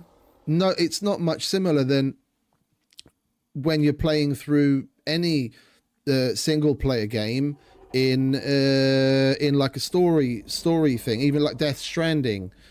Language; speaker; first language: English; native; English